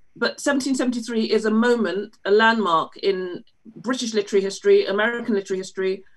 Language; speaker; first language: English; native; English